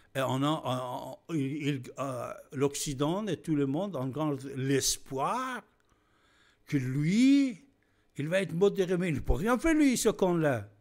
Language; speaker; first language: French; non-native, fluent; Persian